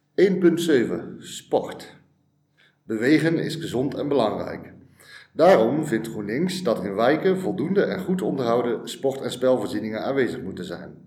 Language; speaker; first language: Dutch; native; Dutch